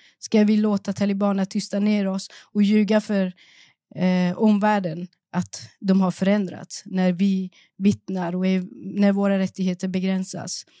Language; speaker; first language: Swedish; early bilingual, other home language; Persian